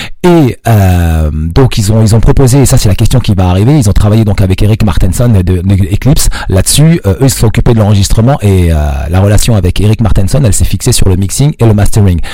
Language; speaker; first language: French; non-native, local second language; Arabic